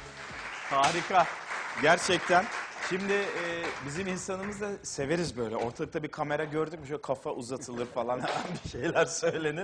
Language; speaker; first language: Turkish; native; Turkish